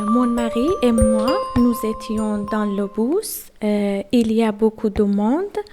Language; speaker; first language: French; non-native, learner; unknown